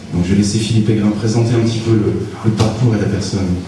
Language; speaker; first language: French; native; French